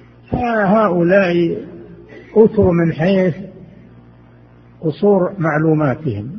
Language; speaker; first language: Arabic; native; Arabic